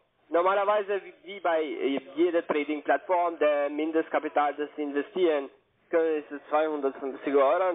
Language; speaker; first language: German; non-native, learner; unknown